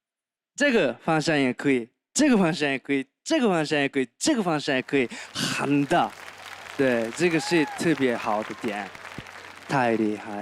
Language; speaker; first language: Chinese; non-native, learner; Japanese